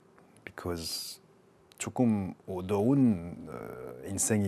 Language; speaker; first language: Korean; non-native, learner; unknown